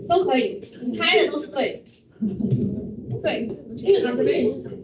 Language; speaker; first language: Chinese; native; Chinese